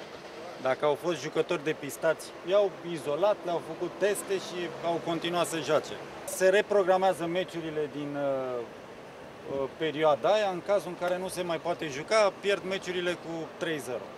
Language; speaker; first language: Romanian; native; Romanian